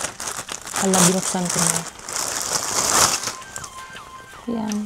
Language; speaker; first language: Filipino; native; Filipino